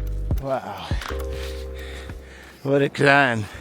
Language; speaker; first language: English; native; English